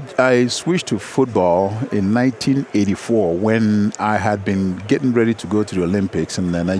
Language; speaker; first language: English; non-native, local second language; Igbo